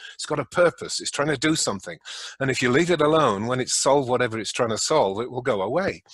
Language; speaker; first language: English; native; English